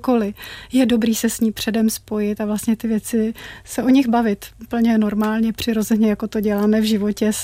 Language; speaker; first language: Czech; native; Czech